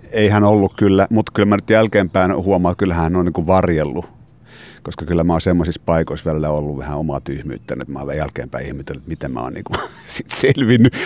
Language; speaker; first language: Finnish; non-native, local second language; Swedish